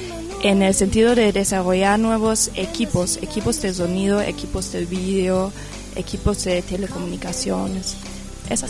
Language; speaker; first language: Spanish; non-native, fluent; German